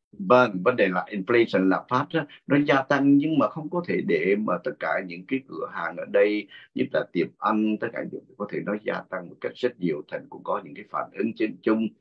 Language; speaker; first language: Vietnamese; native; Vietnamese